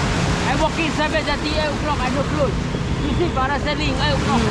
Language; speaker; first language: English; non-native, learner; Thai